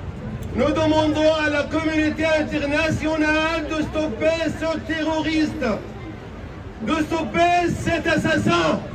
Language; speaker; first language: French; non-native, fluent; Arabic